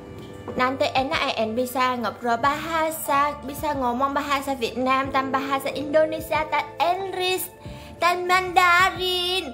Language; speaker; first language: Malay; non-native, learner; Vietnamese